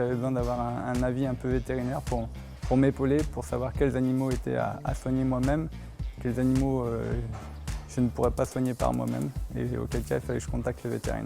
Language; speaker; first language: French; native; French